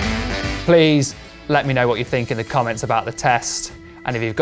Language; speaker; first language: English; native; English